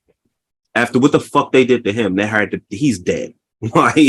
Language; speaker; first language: English; native; English